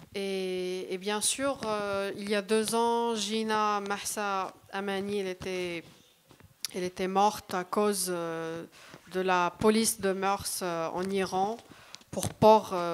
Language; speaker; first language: French; non-native, local second language; Arabic